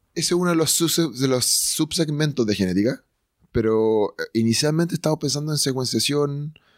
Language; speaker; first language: Spanish; native; Spanish